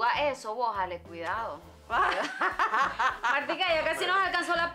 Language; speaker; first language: Spanish; native; Spanish